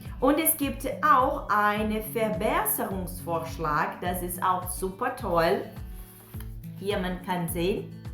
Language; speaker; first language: German; non-native, learner; Portuguese